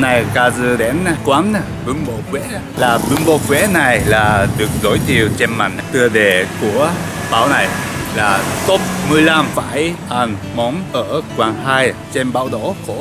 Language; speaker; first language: Vietnamese; non-native, learner; Japanese